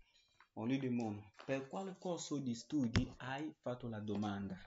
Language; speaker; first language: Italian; non-native, learner; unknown